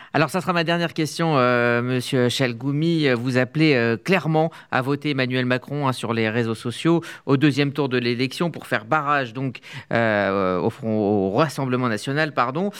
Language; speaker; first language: French; native; French